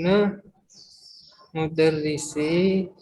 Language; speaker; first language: Arabic; non-native, learner; Indonesian